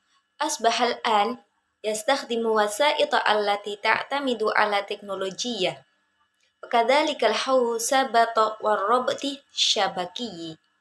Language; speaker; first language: Arabic; non-native, learner; Indonesian